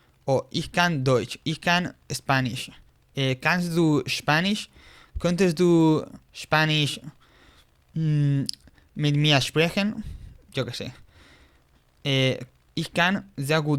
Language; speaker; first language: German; non-native, fluent; Spanish